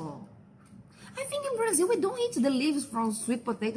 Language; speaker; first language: English; non-native, fluent; Portuguese